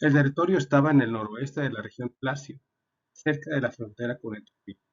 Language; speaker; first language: Spanish; native; Spanish